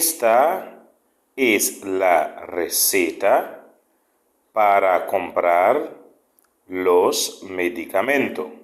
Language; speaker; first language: Spanish; non-native, fluent; Haitian Creole